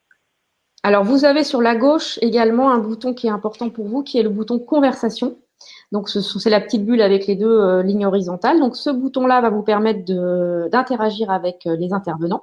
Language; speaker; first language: French; native; French